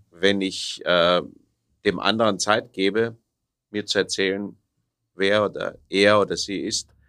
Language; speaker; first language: German; native; German